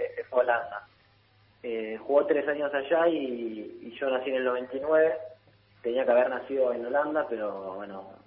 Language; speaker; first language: Spanish; early bilingual, heritage; Italian